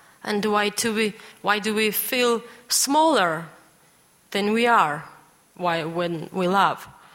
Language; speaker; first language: English; non-native, fluent; Georgian